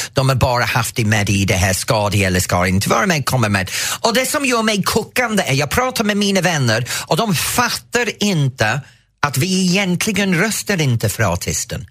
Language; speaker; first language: Swedish; non-native, fluent; English